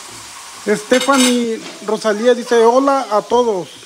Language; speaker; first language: Spanish; native; Spanish